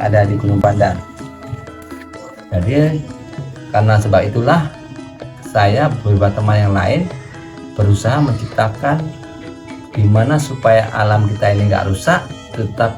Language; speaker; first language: Indonesian; non-native, local second language; Javanese